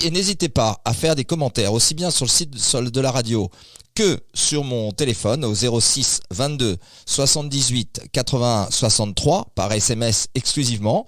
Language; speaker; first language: French; native; French